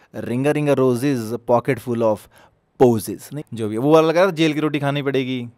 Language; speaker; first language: Hindi; native; Hindi